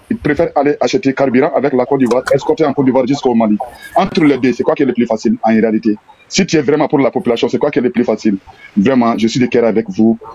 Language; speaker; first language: French; non-native, local second language; Bambara